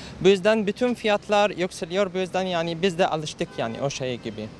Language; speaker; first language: Turkish; non-native, learner; Arabic